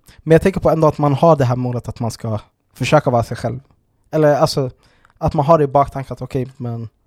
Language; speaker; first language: Swedish; native; Swedish